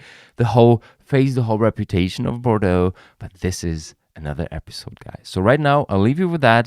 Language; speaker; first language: English; non-native, fluent; German